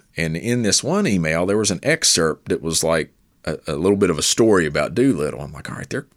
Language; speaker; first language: English; native; English